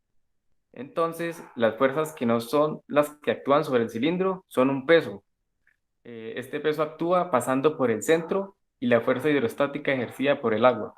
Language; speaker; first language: Spanish; native; Spanish